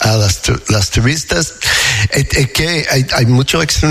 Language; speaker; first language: Spanish; non-native, learner; English